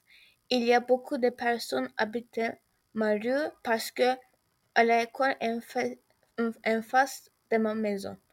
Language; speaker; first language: French; non-native, learner; Turkish